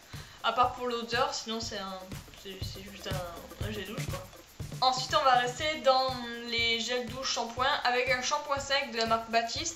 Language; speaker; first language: French; native; French